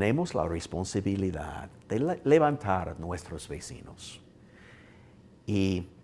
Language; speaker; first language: Spanish; non-native, learner; English